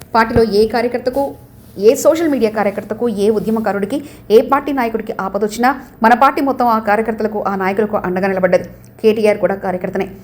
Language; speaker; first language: Telugu; native; Telugu